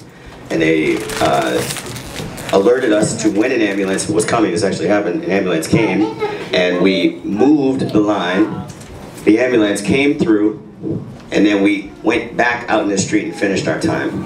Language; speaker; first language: English; native; English